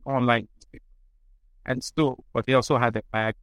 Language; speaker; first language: English; non-native, local second language; Igbo